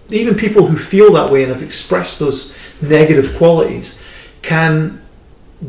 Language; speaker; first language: English; native; English